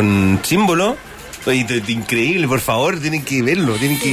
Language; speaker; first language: Spanish; native; Spanish